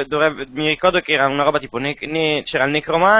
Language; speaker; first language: Italian; native; Italian